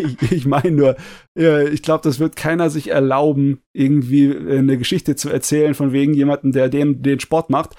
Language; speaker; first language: German; native; German